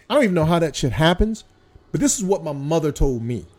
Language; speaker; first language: English; early bilingual, other home language; Korean